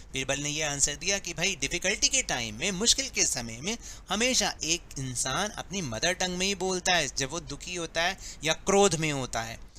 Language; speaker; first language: Hindi; native; Hindi